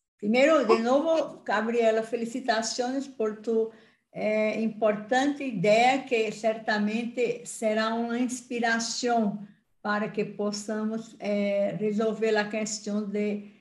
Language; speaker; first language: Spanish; non-native, learner; Portuguese